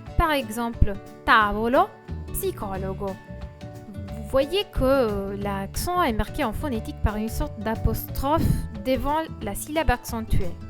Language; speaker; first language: French; non-native, fluent; Italian